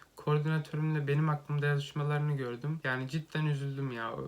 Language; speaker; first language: Turkish; native; Turkish